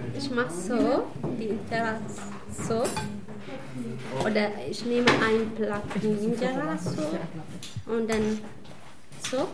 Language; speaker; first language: German; non-native, learner; Amharic